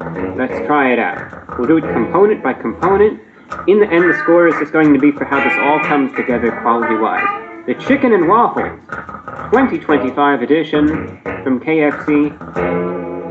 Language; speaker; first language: English; native; English